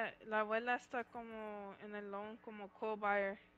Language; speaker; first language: Spanish; early bilingual, heritage; Spanish